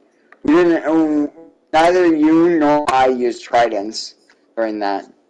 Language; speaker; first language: English; native; English